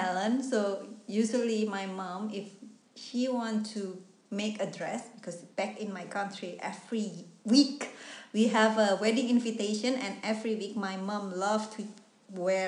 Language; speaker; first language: English; non-native, fluent; Indonesian